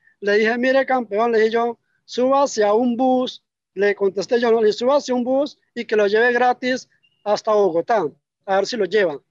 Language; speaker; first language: Spanish; native; Spanish